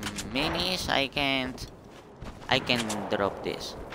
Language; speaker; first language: English; non-native, learner; Spanish